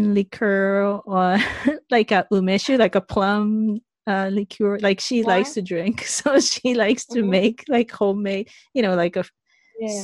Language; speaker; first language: English; non-native, fluent; Japanese